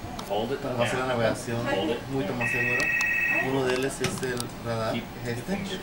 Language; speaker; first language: Spanish; native; Spanish